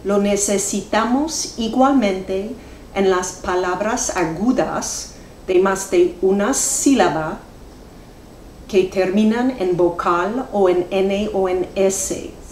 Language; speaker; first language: Spanish; non-native, fluent; English